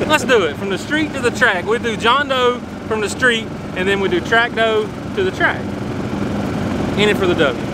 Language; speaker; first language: English; native; English